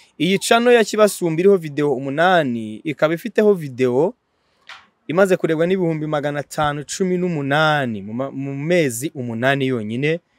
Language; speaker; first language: Kinyarwanda; native; Kinyarwanda